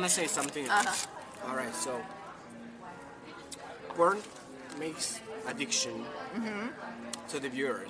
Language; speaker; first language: English; non-native, learner; Serbian